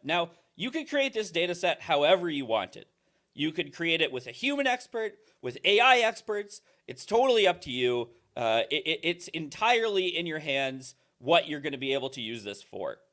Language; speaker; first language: English; native; English